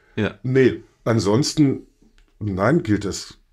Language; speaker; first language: German; native; German